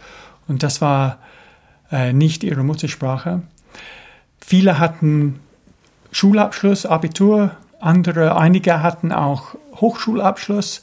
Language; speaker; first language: German; non-native, fluent; English